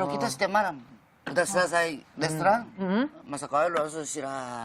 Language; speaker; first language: Indonesian; non-native, fluent; Japanese